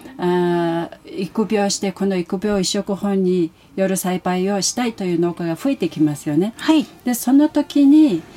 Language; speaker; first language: Japanese; non-native, fluent; Mongolian